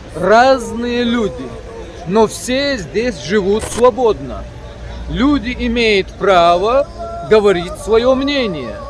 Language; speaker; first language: Russian; non-native, local second language; Chechen